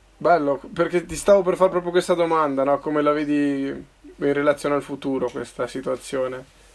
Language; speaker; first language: Italian; native; Italian